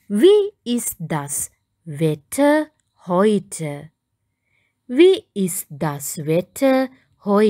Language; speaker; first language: German; non-native, learner; Sinhala